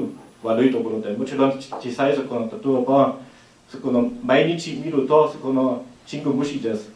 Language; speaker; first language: Japanese; non-native, learner; German